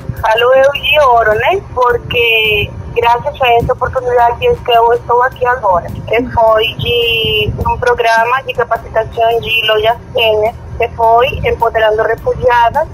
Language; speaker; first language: Portuguese; non-native, learner; Spanish